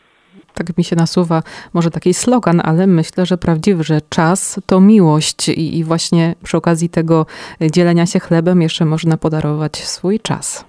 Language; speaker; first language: Polish; native; Polish